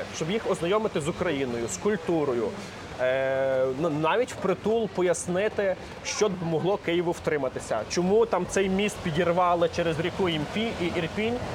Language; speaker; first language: Ukrainian; native; Ukrainian